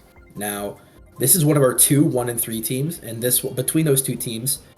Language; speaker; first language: English; native; English